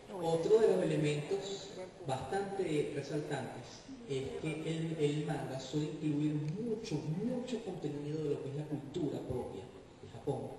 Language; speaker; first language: Spanish; native; Spanish